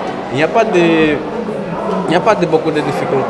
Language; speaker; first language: French; non-native, fluent; Portuguese